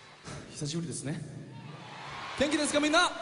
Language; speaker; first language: Japanese; non-native, fluent; Korean